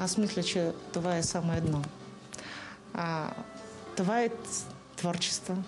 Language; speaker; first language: Bulgarian; non-native, learner; Russian